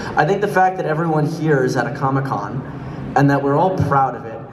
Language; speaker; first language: English; native; English